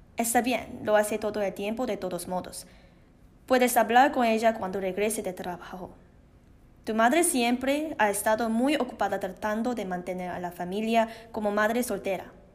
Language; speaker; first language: Spanish; non-native, learner; Korean